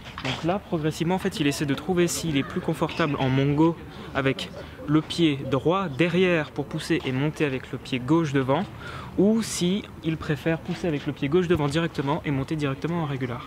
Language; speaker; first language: French; native; French